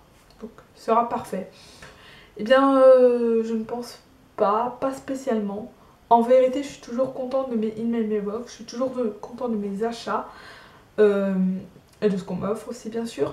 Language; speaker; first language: French; native; French